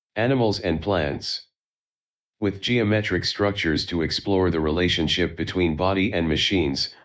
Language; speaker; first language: English; non-native, fluent; Chinese